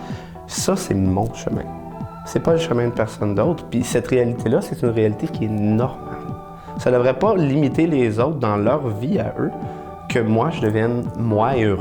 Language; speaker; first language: French; native; French